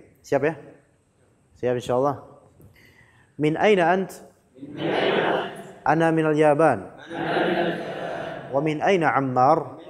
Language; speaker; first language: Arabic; non-native, fluent; Indonesian